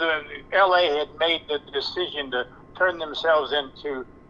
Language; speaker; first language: English; native; English